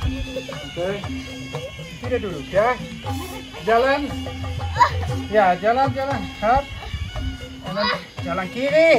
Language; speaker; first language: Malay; non-native, learner; Dutch